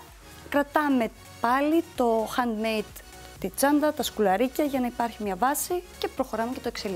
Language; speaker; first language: Greek; native; Greek